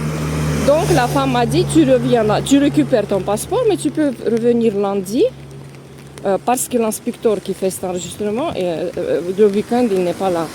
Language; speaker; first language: French; non-native, learner; Russian